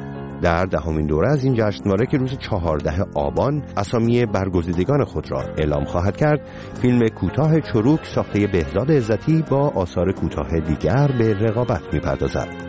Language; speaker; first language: Persian; native; Persian